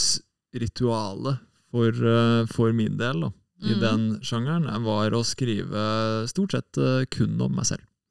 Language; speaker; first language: Norwegian; native; Norwegian